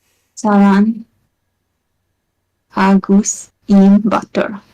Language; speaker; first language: Irish; non-native, learner; Hungarian